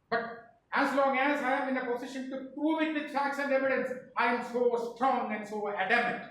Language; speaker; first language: English; non-native, local second language; Malayalam